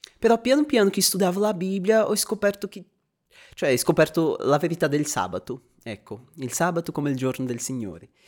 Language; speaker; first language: Italian; non-native, fluent; Portuguese